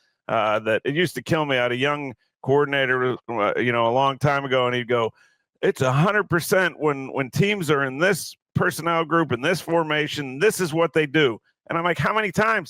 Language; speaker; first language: English; native; English